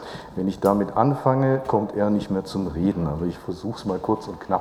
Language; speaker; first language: German; native; German